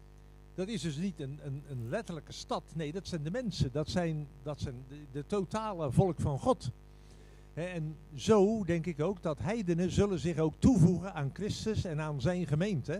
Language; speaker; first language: Dutch; native; Dutch